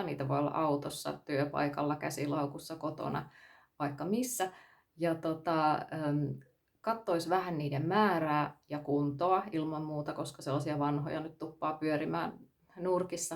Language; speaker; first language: Finnish; native; Finnish